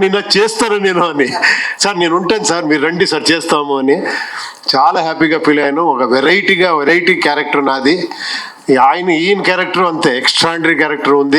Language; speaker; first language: Telugu; non-native, local second language; Kannada